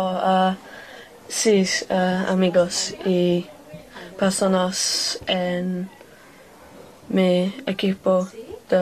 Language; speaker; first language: Spanish; non-native, learner; English